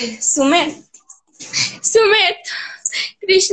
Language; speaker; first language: Hindi; non-native, learner; Bangla